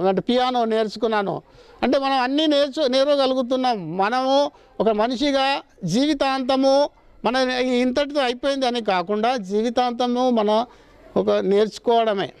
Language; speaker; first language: Telugu; non-native, local second language; Gondi